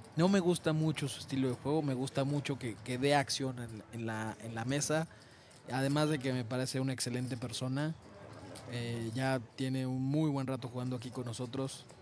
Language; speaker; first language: Spanish; native; Spanish